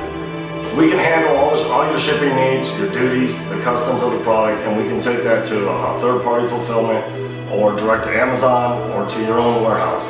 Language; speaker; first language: English; native; English